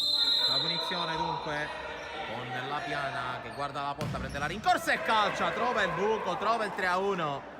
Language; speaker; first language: Italian; native; Italian